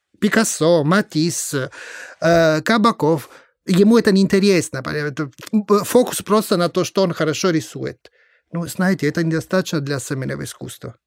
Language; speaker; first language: Russian; non-native, fluent; Italian